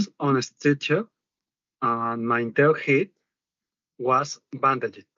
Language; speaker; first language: English; non-native, learner; Spanish